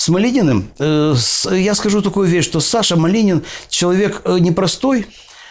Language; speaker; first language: Russian; native; Russian